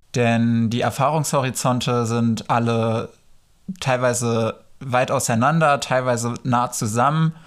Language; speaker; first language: German; early bilingual, other home language; Polish